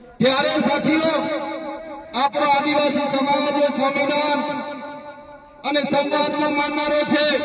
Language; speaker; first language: Gujarati; non-native, local second language; Bhili